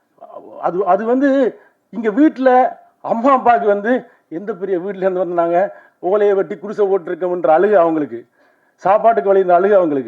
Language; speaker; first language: Tamil; native; Tamil